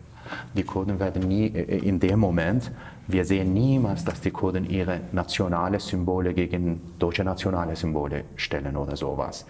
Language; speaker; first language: German; non-native, fluent; Kurdish